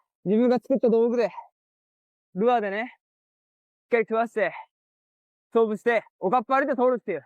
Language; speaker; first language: Japanese; native; Japanese